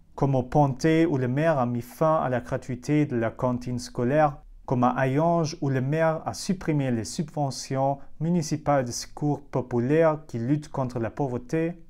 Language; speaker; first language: French; non-native, fluent; German